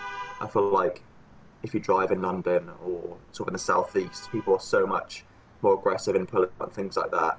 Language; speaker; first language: English; native; English